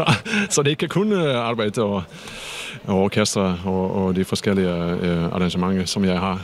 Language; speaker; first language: Danish; non-native, fluent; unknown